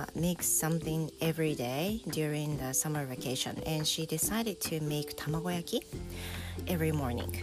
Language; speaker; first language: English; non-native, fluent; Japanese